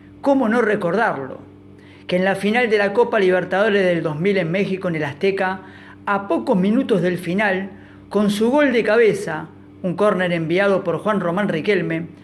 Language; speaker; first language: Spanish; native; Spanish